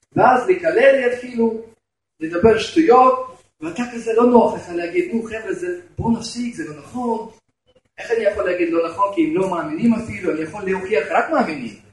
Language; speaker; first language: Hebrew; non-native, fluent; Russian